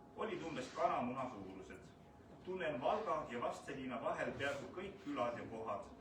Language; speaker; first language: Estonian; native; Estonian